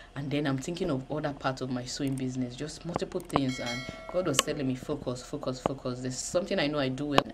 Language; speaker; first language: English; non-native, local second language; Yoruba